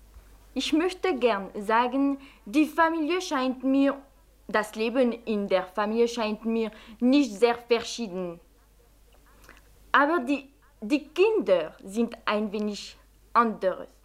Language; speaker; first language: German; non-native, fluent; French